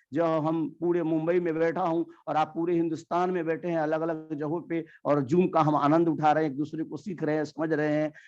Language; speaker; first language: Hindi; native; Hindi